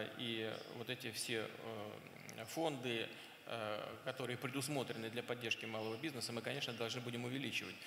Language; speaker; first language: Russian; native; Russian